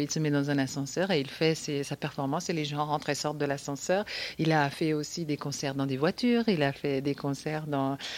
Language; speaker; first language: French; native; French